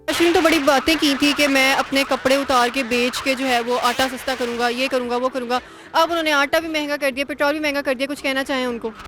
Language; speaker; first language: Urdu; native; Urdu